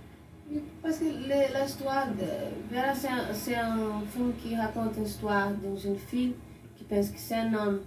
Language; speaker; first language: French; non-native, learner; Portuguese